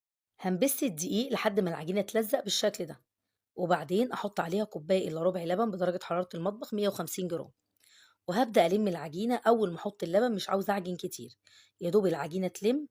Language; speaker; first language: Arabic; native; Arabic